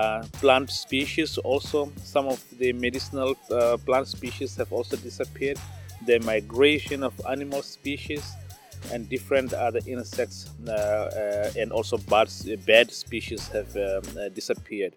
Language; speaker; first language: English; non-native, local second language; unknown